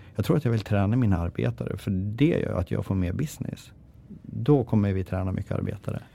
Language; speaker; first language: Swedish; native; Swedish